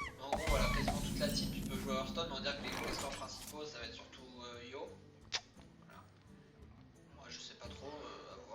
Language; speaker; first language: French; native; French